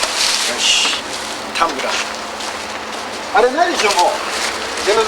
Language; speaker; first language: Japanese; native; Japanese